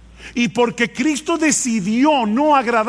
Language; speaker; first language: Spanish; native; Spanish